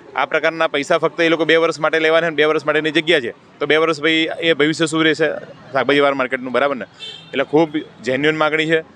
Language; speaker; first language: Gujarati; native; Gujarati